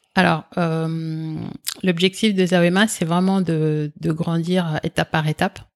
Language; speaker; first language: French; native; French